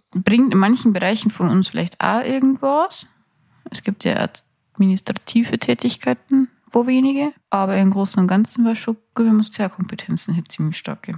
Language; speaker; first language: German; native; German